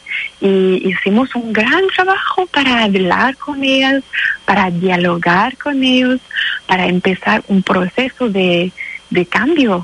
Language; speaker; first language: Spanish; non-native, fluent; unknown